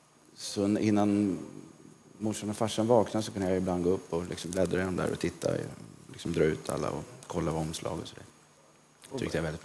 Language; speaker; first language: Swedish; native; Swedish